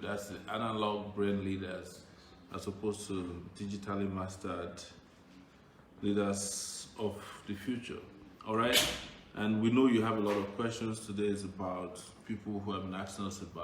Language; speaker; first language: English; non-native, local second language; Yoruba